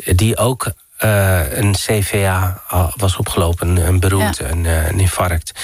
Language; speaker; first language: Dutch; early bilingual, other home language; Riffian